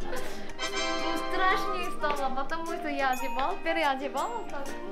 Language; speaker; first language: Russian; non-native, fluent; Korean